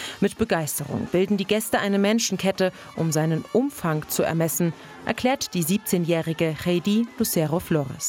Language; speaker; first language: German; native; German